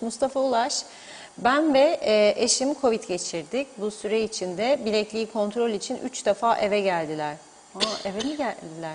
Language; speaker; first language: Turkish; native; Turkish